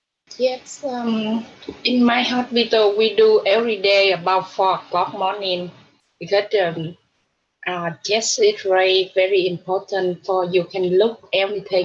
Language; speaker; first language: English; non-native, learner; Vietnamese